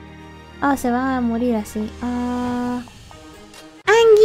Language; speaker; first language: Spanish; early bilingual, heritage; Spanish